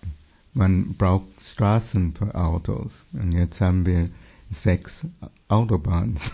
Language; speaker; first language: German; non-native, fluent; English